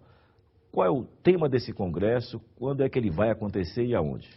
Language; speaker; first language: Portuguese; native; Portuguese